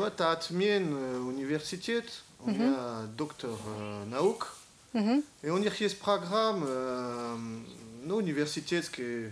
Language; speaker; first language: Russian; early bilingual, heritage; French